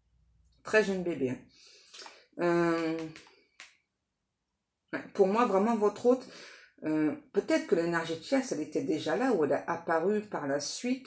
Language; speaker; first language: French; native; French